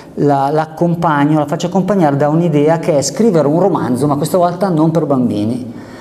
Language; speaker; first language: Italian; native; Italian